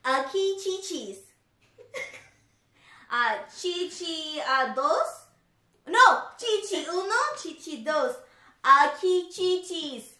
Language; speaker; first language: Spanish; non-native, learner; English